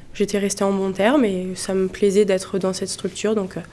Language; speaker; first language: French; native; French